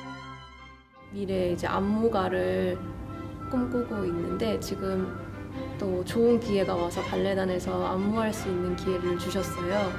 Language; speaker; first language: Korean; native; Korean